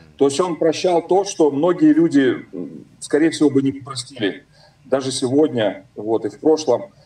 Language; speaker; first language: Russian; native; Russian